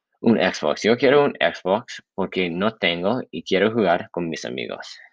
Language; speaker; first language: Spanish; non-native, learner; English